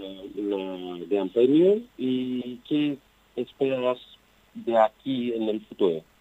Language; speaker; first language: Spanish; non-native, fluent; Greek